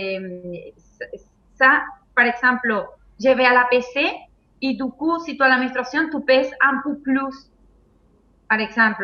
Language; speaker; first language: French; non-native, fluent; Spanish